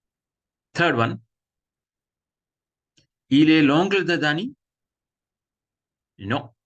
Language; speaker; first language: French; non-native, fluent; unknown